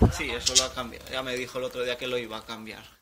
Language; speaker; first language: Spanish; native; Spanish